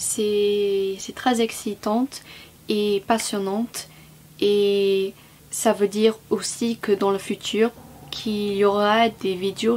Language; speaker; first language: French; non-native, fluent; English